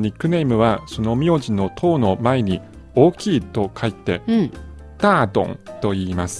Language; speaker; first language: Japanese; non-native, fluent; Chinese